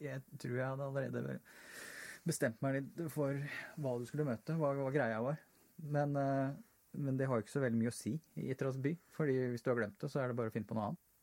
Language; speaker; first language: Norwegian; native; Norwegian